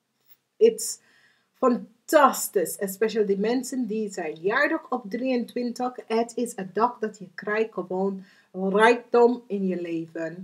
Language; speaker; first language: Dutch; non-native, learner; English